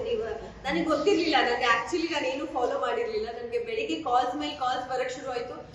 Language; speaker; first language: Kannada; non-native, local second language; Kodava